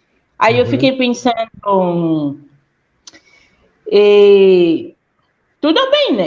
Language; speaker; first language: Portuguese; non-native, fluent; Haitian Creole